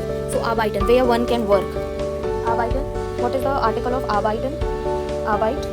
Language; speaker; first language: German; non-native, fluent; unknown